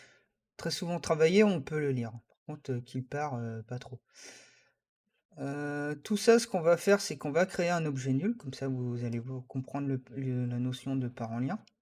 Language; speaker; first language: French; native; French